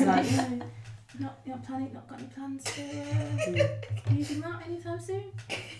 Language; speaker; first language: English; native; English